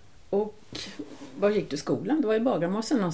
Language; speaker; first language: Swedish; native; Swedish